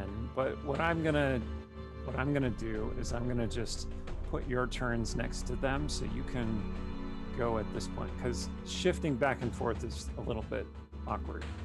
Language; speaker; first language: English; native; English